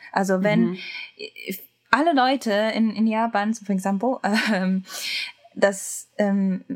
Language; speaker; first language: German; non-native, learner; Japanese